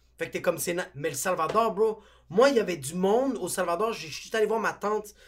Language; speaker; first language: French; native; French